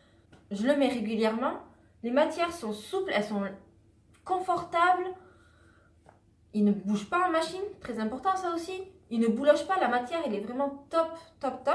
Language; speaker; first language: French; native; French